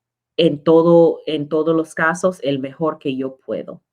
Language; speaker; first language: Spanish; non-native, learner; English